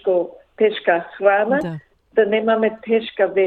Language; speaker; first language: Macedonian; early bilingual, heritage; Macedonian